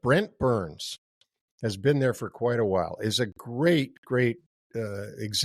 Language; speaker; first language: English; native; English